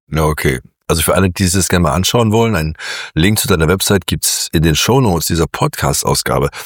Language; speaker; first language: German; native; German